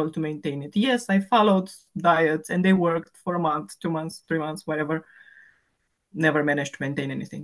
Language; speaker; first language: English; non-native, fluent; Romanian